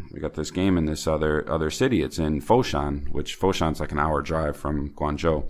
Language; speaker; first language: English; native; English